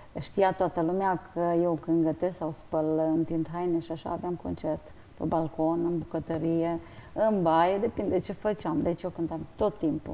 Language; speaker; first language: Romanian; native; Romanian